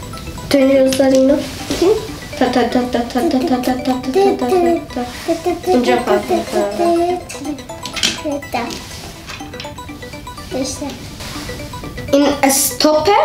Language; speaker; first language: Persian; early bilingual, heritage; Persian